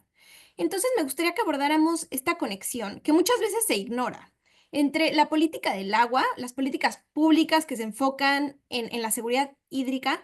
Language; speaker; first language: Spanish; native; Spanish